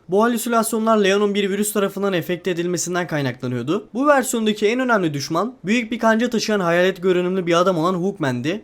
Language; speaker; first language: Turkish; native; Turkish